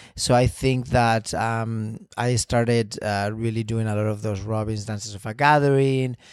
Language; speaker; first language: English; non-native, fluent; Spanish